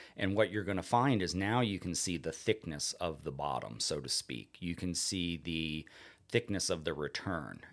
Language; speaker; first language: English; native; English